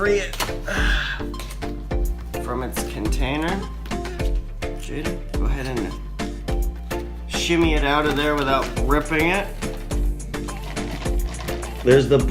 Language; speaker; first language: English; native; English